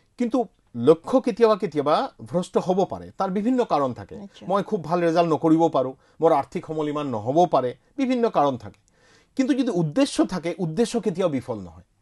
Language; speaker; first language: Assamese; non-native, local second language; Bangla